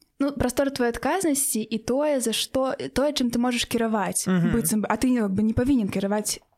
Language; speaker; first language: Belarusian; non-native, local second language; Russian